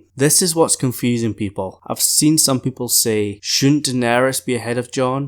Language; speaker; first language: English; native; English